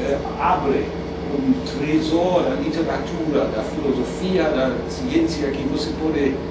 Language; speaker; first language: Portuguese; non-native, fluent; German